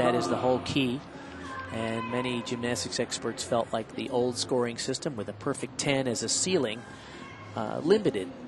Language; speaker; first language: English; native; English